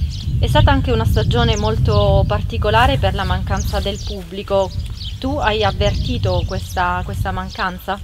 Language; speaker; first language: Italian; native; Italian